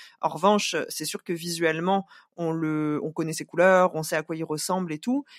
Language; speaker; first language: French; native; French